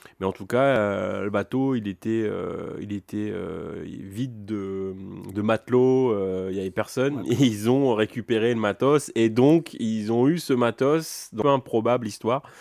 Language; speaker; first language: French; native; French